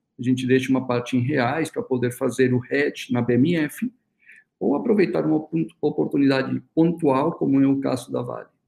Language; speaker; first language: Portuguese; early bilingual, other home language; Spanish